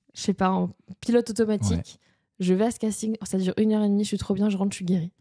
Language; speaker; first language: French; native; French